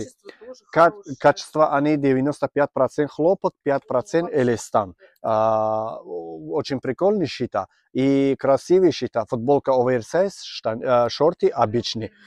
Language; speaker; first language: Russian; non-native, learner; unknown